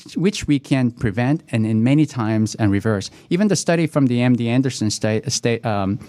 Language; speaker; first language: English; early bilingual, other home language; Korean